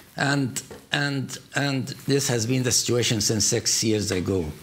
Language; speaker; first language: English; non-native, fluent; Arabic